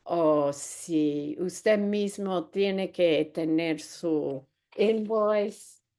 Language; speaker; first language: Spanish; non-native, fluent; English